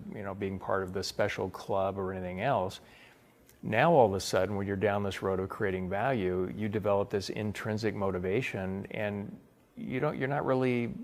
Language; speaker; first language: English; native; English